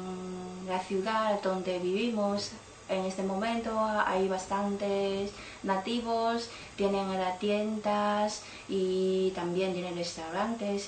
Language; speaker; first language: Spanish; non-native, learner; Chinese